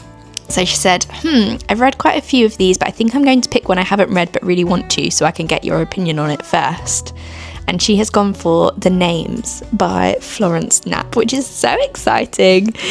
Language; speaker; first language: English; native; English